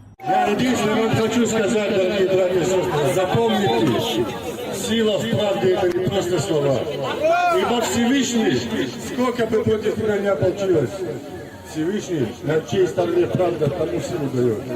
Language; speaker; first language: Russian; native; Russian